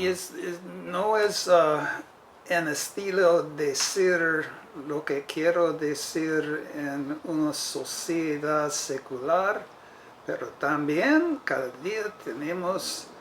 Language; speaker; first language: Spanish; non-native, fluent; English